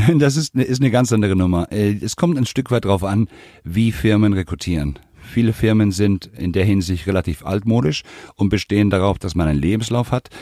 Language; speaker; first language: German; non-native, fluent; Spanish